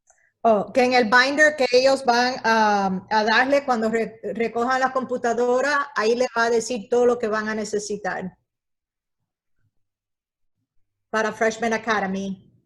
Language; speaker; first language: Spanish; early bilingual, heritage; Spanish